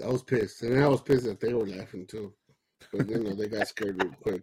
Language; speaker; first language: English; early bilingual, other home language; Spanish